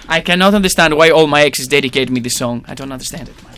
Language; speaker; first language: English; non-native, fluent; Greek